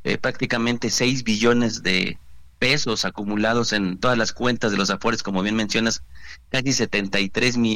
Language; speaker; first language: Spanish; native; Spanish